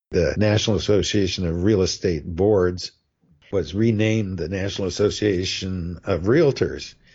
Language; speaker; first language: English; native; English